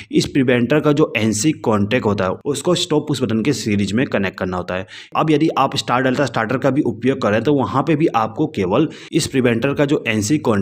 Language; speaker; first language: Hindi; native; Hindi